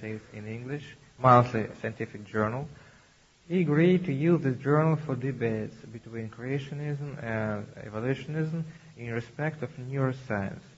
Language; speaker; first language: English; non-native, learner; Russian